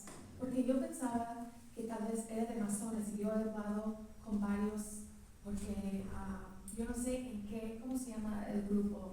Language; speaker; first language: Spanish; early bilingual, heritage; English